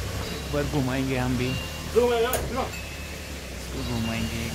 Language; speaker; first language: Hindi; non-native, local second language; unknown